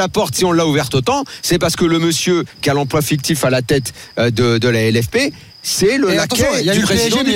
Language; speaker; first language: French; native; French